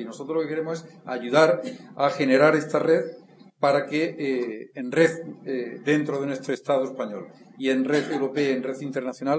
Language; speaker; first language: Spanish; native; Spanish